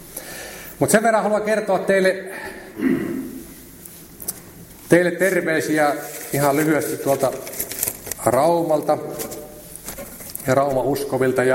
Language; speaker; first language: Finnish; native; Finnish